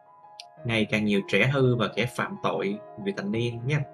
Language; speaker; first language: Vietnamese; native; Vietnamese